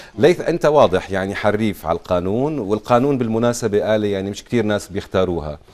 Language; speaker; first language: Arabic; native; Arabic